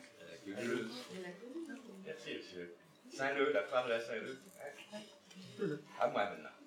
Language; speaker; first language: French; native; French